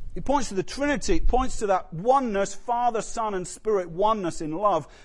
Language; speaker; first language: English; native; English